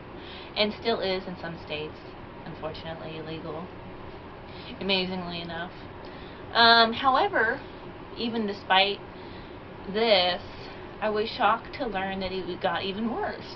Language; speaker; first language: English; native; English